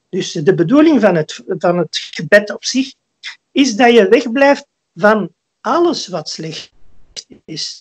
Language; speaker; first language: Dutch; early bilingual, other home language; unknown